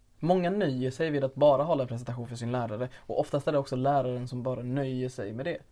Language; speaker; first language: Swedish; early bilingual, other home language; Arabic